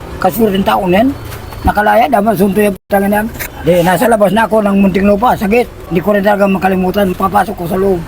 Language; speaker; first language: Filipino; non-native, local second language; Waray